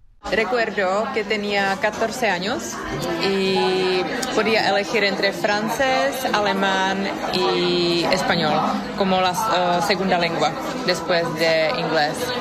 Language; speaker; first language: Spanish; non-native, fluent; Czech